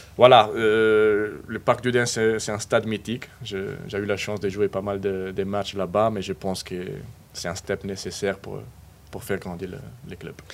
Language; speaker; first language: French; non-native, fluent; Spanish